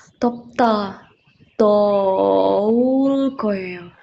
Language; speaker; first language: Korean; non-native, learner; Indonesian